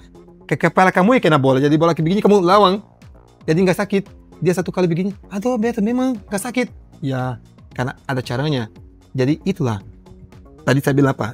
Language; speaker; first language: Indonesian; non-native, learner; Portuguese